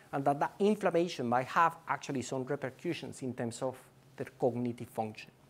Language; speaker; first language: English; non-native, fluent; Spanish